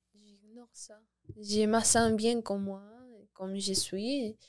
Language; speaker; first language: French; non-native, learner; Spanish